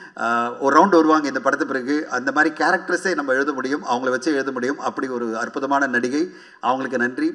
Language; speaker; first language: Tamil; native; Tamil